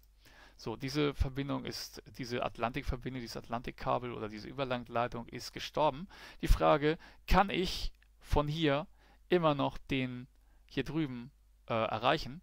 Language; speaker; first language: German; native; German